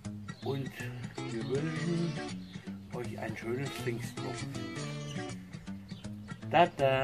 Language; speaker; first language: German; non-native, learner; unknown